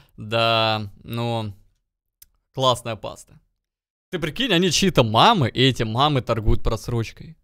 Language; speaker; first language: Russian; native; Russian